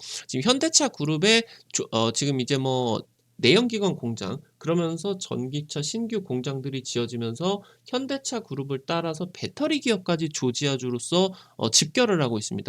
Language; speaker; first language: Korean; native; Korean